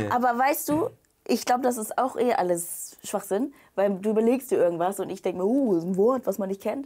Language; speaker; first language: German; native; German